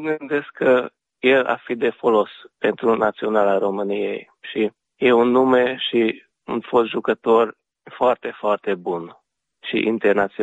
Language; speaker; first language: Romanian; non-native, learner; Hungarian